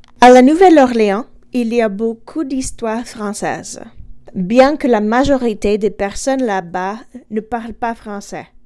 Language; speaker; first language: French; non-native, fluent; English